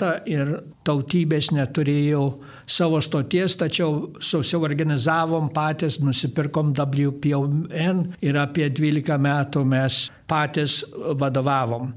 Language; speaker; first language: Lithuanian; early bilingual, heritage; Lithuanian